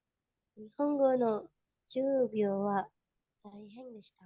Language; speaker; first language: Japanese; non-native, learner; Indonesian